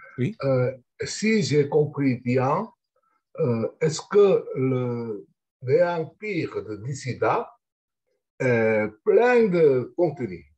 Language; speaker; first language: French; non-native, learner; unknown